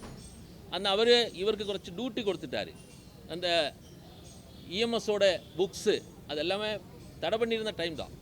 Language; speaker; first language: Tamil; non-native, learner; Malayalam